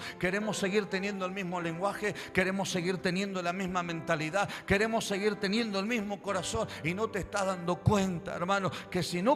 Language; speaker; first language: Spanish; native; Spanish